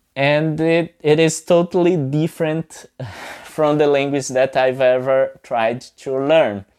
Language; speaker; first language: English; non-native, fluent; Portuguese